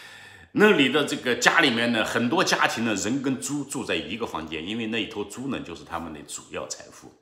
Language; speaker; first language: Chinese; native; Chinese